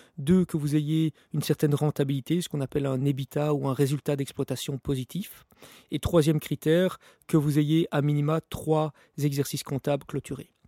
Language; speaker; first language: French; native; French